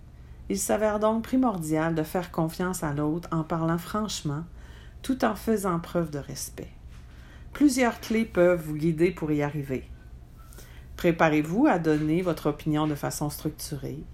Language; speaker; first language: French; native; French